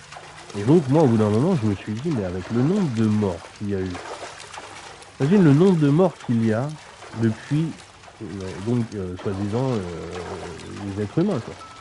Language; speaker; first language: French; native; French